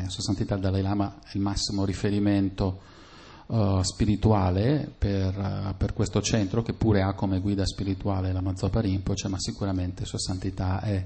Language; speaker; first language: Italian; native; Italian